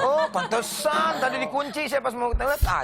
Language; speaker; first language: Indonesian; native; Indonesian